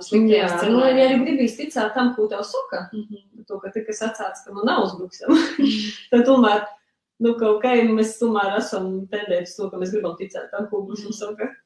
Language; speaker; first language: Latvian; early bilingual, other home language; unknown